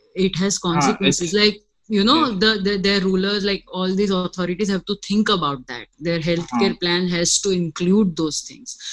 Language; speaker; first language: English; non-native, local second language; Gujarati